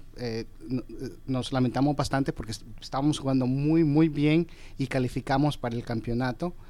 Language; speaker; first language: Spanish; early bilingual, heritage; Spanish